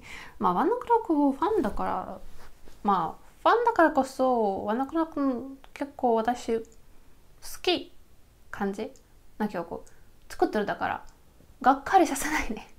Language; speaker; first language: Japanese; non-native, learner; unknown